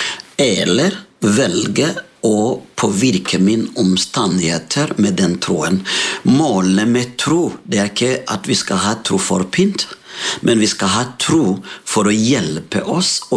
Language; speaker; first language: Swedish; non-native, fluent; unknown